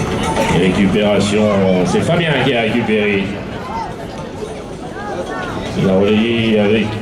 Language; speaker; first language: French; native; French